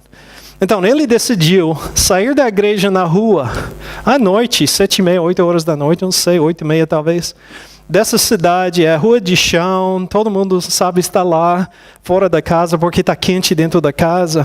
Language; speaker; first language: Portuguese; non-native, fluent; English